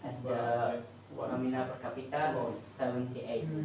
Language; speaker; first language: English; non-native, learner; Indonesian